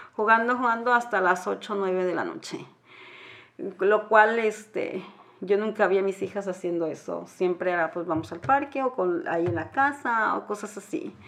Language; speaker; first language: Spanish; native; Spanish